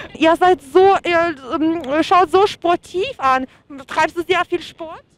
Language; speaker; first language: German; non-native, learner; Dutch